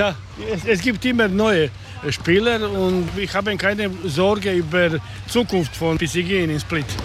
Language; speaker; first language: German; non-native, learner; Croatian